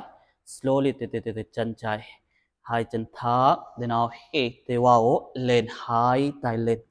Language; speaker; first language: Vietnamese; non-native, learner; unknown